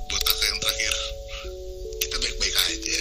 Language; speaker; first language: Indonesian; native; Indonesian